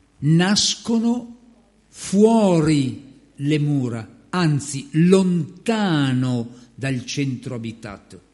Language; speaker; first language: Italian; native; Italian